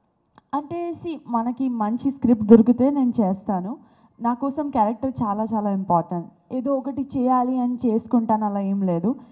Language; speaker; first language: Telugu; non-native, fluent; Gujarati